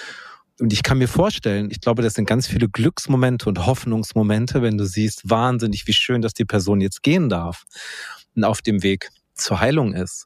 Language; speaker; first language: German; native; German